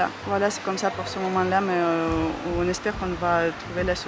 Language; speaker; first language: French; non-native, fluent; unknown